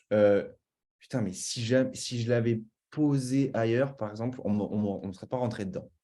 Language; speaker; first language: French; native; French